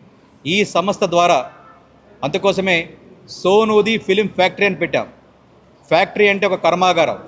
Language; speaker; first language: Telugu; native; Telugu